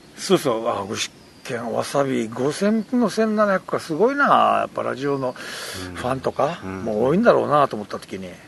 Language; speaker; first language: Japanese; native; Japanese